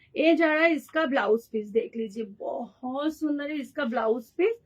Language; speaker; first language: Hindi; non-native, local second language; Bangla